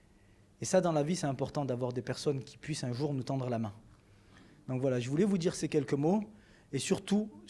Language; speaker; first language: French; native; French